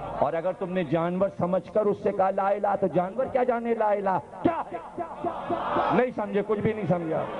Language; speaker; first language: Urdu; native; Urdu